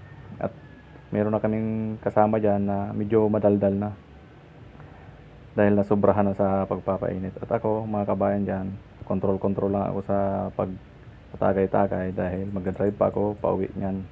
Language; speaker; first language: Filipino; non-native, local second language; Masbatenyo